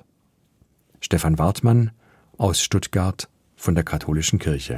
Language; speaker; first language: German; native; German